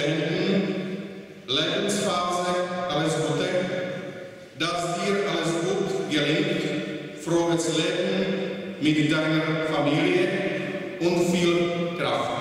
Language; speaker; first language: German; non-native, fluent; Czech